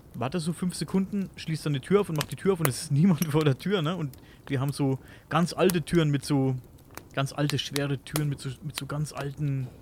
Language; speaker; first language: German; native; German